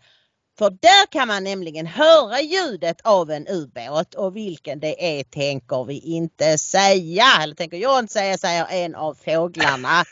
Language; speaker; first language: Swedish; native; Swedish